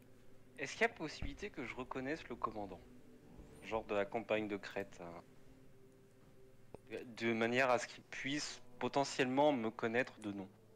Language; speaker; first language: French; native; French